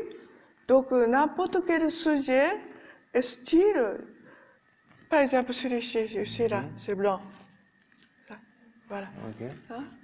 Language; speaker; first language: French; non-native, learner; Japanese